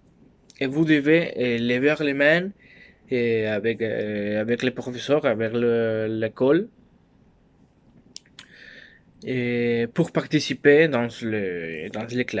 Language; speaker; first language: French; non-native, learner; Spanish